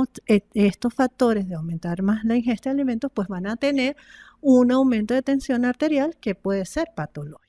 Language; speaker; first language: Spanish; native; Spanish